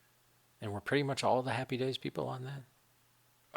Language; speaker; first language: English; native; English